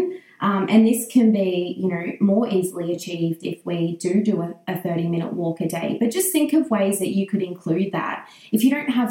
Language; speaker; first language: English; native; English